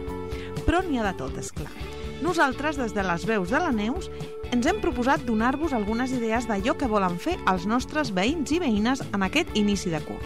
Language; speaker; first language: Catalan; native; Catalan